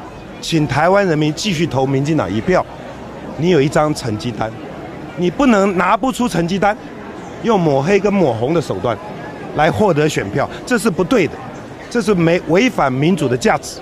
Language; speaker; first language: Chinese; native; Chinese